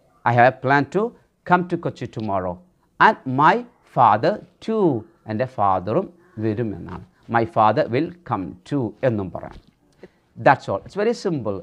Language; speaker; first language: English; non-native, local second language; Malayalam